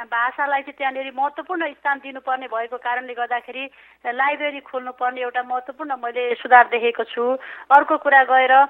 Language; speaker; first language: Nepali; native; Nepali